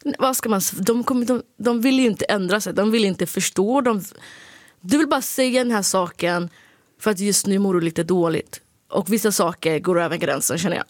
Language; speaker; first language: Swedish; early bilingual, other home language; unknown